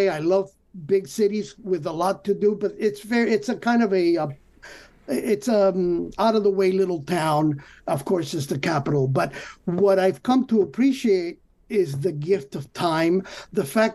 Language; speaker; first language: English; early bilingual, other home language; Spanish